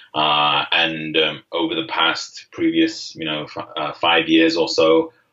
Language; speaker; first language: English; native; English